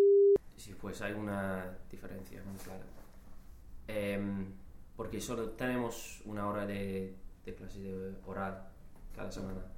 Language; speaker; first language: Spanish; non-native, learner; English